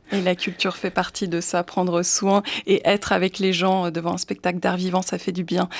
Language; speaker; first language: French; native; French